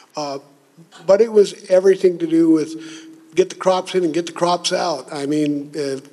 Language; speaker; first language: English; native; English